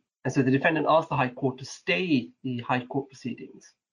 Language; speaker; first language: English; native; English